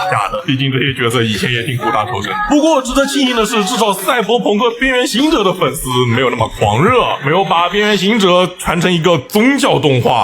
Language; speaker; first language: Chinese; native; Chinese